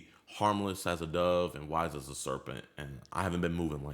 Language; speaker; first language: English; native; English